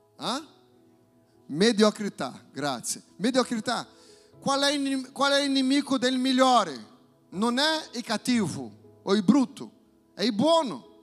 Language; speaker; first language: Italian; non-native, fluent; Portuguese